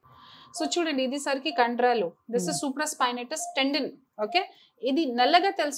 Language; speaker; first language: Telugu; non-native, fluent; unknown